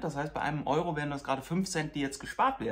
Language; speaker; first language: German; native; German